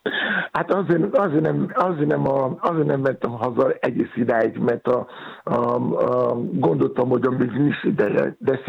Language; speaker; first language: Hungarian; non-native, fluent; Yoruba